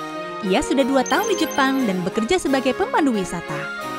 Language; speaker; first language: Indonesian; native; Indonesian